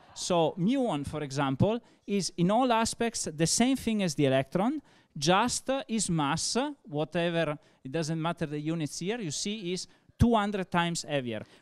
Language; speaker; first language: English; non-native, fluent; Italian